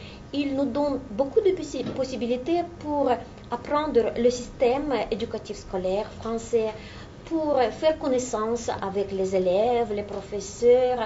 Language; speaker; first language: French; non-native, fluent; Russian